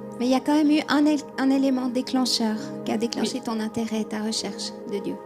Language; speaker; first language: French; native; French